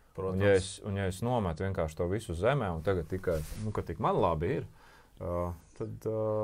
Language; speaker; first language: Latvian; native; Latvian